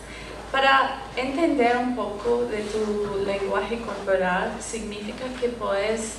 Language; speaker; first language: Spanish; non-native, fluent; English